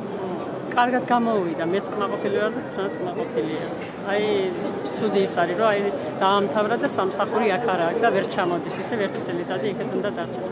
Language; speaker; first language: Georgian; native; Georgian